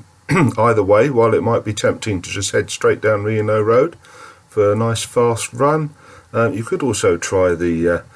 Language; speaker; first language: English; native; English